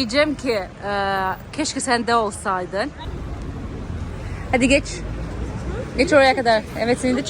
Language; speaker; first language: Turkish; non-native, fluent; Albanian